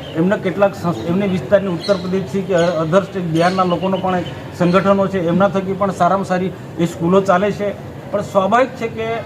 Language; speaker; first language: Gujarati; native; Gujarati